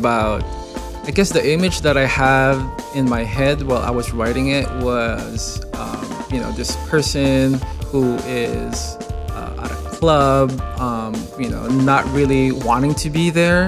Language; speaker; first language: English; non-native, local second language; Filipino